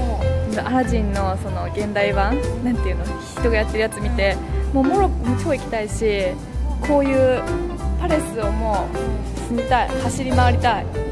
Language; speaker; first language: Japanese; native; Japanese